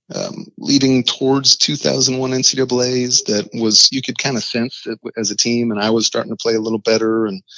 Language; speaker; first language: English; native; English